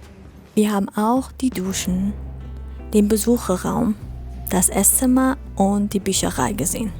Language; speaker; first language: German; non-native, fluent; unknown